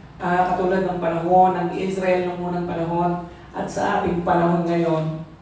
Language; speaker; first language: Filipino; native; Filipino